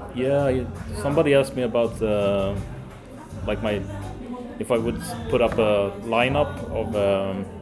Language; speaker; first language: English; early bilingual, other home language; Swedish